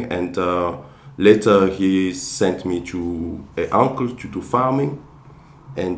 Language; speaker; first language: English; non-native, fluent; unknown